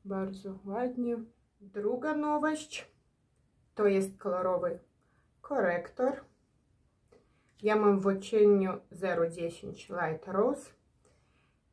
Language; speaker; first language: Polish; non-native, learner; Ukrainian